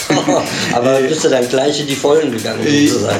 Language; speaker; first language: German; native; German